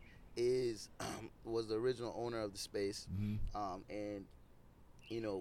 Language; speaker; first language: English; non-native, local second language; Yoruba